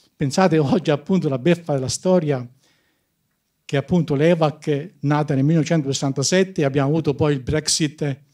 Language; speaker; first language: Italian; native; Italian